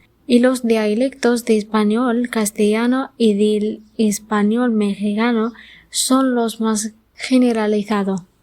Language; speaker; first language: Spanish; non-native, learner; Arabic